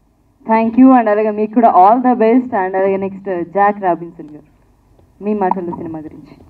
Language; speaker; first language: Telugu; native; Telugu